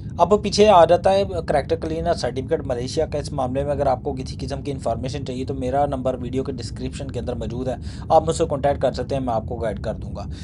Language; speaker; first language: Urdu; non-native, local second language; Punjabi